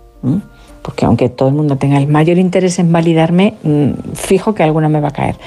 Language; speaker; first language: Spanish; native; Spanish